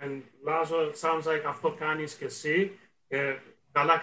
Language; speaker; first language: Greek; early bilingual, heritage; Greek